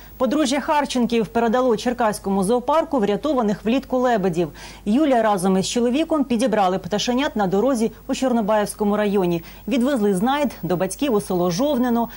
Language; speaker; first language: Ukrainian; native; Ukrainian